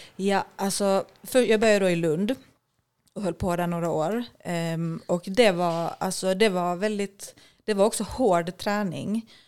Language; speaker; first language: Swedish; native; Swedish